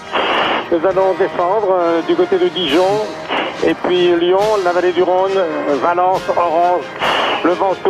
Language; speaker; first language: French; native; French